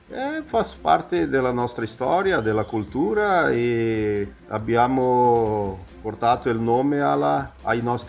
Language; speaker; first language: Italian; early bilingual, heritage; Portuguese